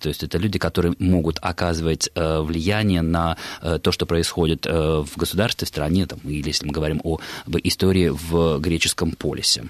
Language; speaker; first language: Russian; native; Russian